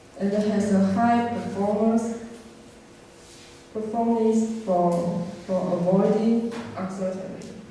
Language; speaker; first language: English; non-native, learner; Chinese